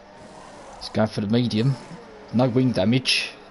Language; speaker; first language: English; native; English